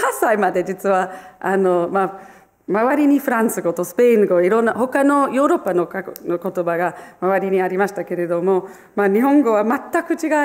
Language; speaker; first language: Japanese; non-native, fluent; English